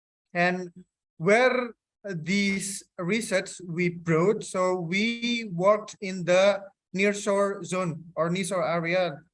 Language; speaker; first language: English; non-native, fluent; Indonesian